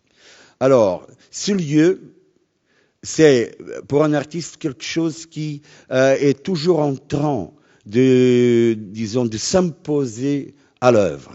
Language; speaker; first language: French; non-native, fluent; Portuguese